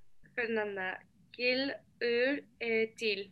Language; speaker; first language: French; non-native, learner; English